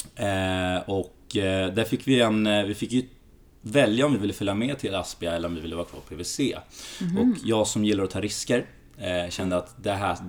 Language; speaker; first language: Swedish; early bilingual, other home language; Greek